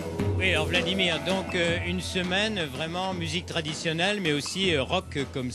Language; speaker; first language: French; native; French